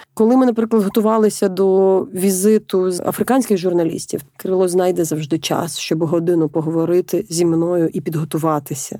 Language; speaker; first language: Ukrainian; native; Ukrainian